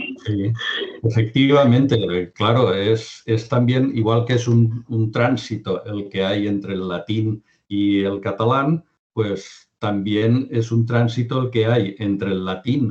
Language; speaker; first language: Spanish; non-native, local second language; Catalan